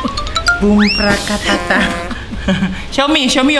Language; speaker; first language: English; non-native, learner; Indonesian